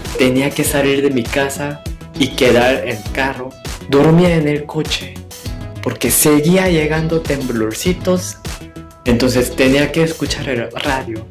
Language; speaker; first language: Spanish; non-native, fluent; Korean